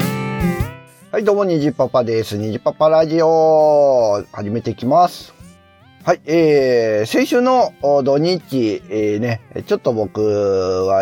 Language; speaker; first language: Japanese; native; Japanese